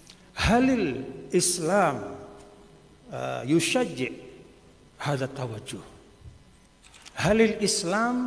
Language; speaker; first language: Arabic; non-native, fluent; Sasak